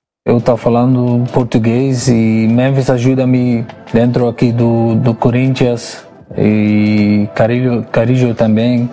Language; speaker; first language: Portuguese; non-native, fluent; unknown